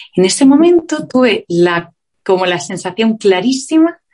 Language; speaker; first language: Spanish; native; Spanish